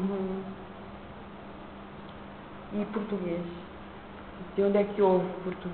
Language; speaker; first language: Portuguese; non-native, local second language; Kabuverdianu